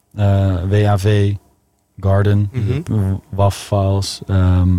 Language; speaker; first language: Dutch; native; Dutch